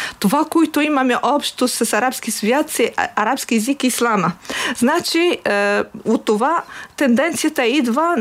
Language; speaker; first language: Bulgarian; non-native, fluent; Arabic